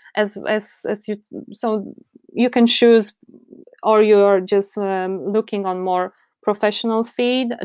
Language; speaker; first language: English; non-native, fluent; Polish